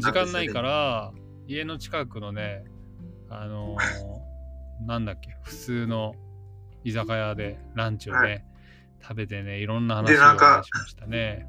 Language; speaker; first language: Japanese; native; Japanese